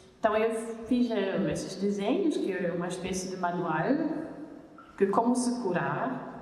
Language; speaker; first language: Portuguese; non-native, fluent; German